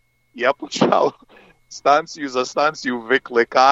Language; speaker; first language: Ukrainian; early bilingual, heritage; English